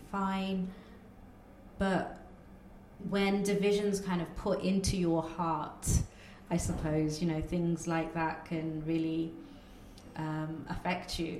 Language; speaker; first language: English; non-native, local second language; Bangla